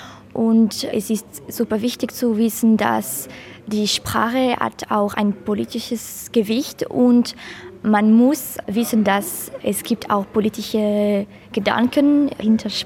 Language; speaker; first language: German; non-native, local second language; French